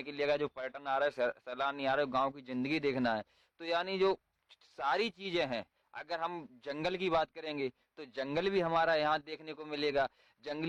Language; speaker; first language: Hindi; native; Hindi